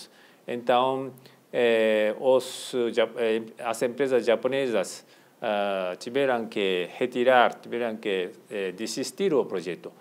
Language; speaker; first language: Portuguese; non-native, fluent; Japanese